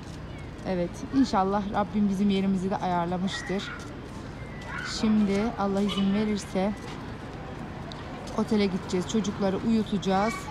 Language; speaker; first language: Turkish; native; Turkish